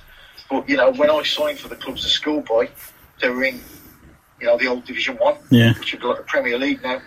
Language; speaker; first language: English; native; English